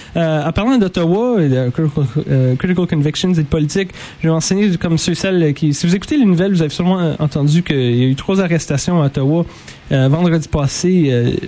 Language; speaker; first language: French; native; French